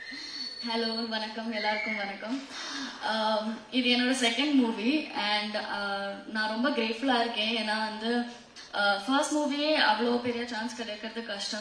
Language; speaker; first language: Tamil; non-native, fluent; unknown